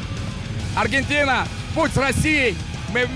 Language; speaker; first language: Russian; native; Russian